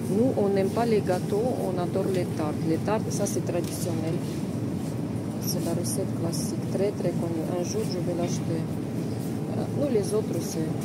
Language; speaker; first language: French; non-native, fluent; Russian